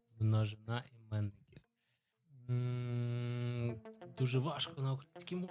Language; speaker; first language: Ukrainian; non-native, local second language; Russian